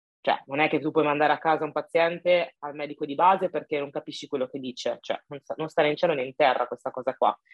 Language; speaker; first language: Italian; early bilingual, other home language; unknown